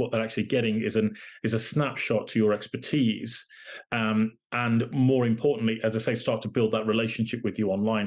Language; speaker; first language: English; native; English